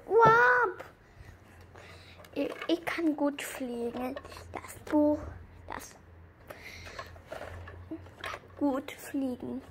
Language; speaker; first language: German; early bilingual, other home language; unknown